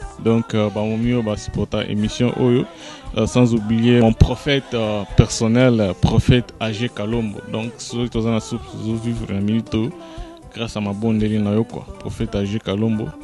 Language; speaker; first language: French; non-native, local second language; Lingala